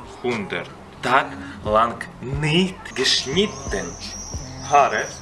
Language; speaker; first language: German; non-native, learner; Russian